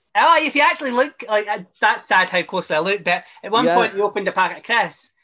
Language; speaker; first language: English; native; English